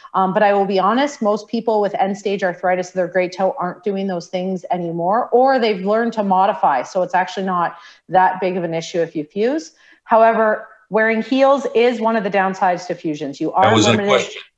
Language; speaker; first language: English; native; English